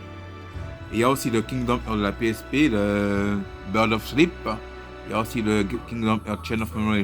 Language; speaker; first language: French; native; French